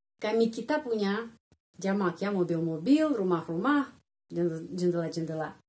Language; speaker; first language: Indonesian; non-native, fluent; Russian